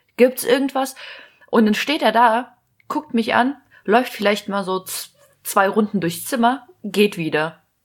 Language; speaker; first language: German; native; German